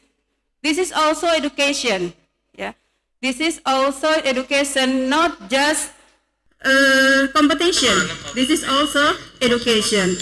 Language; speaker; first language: English; non-native, learner; Indonesian